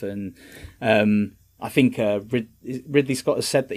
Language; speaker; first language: English; native; English